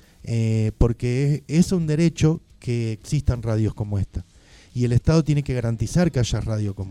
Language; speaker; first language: Spanish; native; Spanish